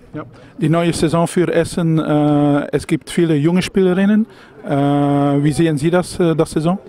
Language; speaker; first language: German; non-native, fluent; Dutch